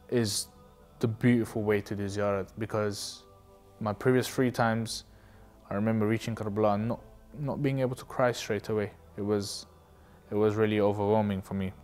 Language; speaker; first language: English; native; English